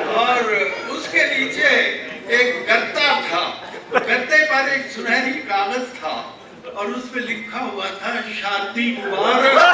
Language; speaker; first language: Urdu; non-native, local second language; Punjabi